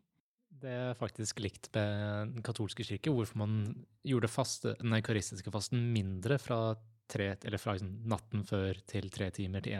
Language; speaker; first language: Norwegian; native; Norwegian